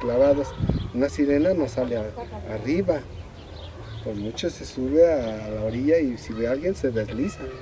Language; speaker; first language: Spanish; native; Spanish